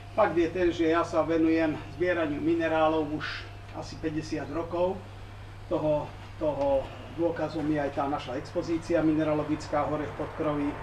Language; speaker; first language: Slovak; native; Slovak